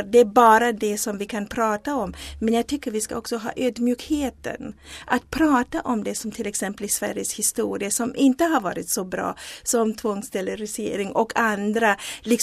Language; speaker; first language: Swedish; non-native, fluent; Zulu